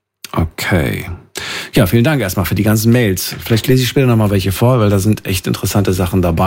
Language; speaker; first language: German; native; German